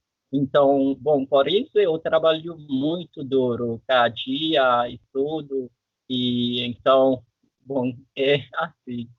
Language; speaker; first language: Portuguese; non-native, fluent; French